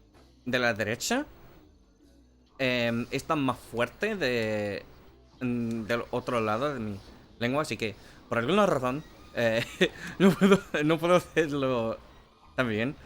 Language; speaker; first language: Spanish; non-native, learner; English